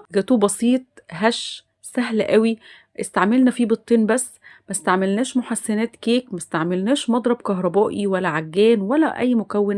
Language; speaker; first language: Arabic; native; Arabic